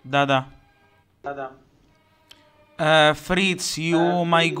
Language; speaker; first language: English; non-native, learner; Italian